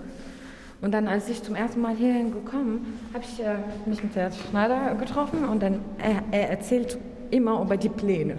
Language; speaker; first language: German; non-native, learner; Arabic